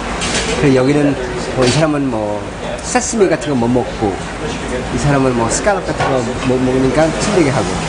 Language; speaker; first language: Korean; early bilingual, heritage; Korean